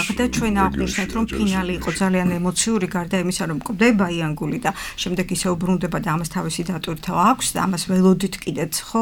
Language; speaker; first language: Georgian; native; Georgian